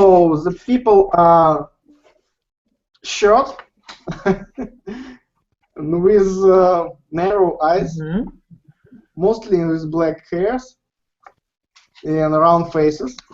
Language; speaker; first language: English; non-native, learner; Russian